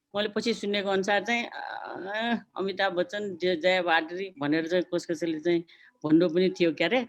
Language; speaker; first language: Nepali; native; Nepali